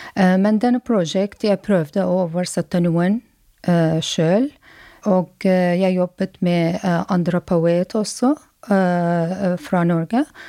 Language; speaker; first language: Norwegian; non-native, learner; Arabic